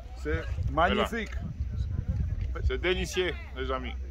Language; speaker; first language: French; non-native, fluent; Greek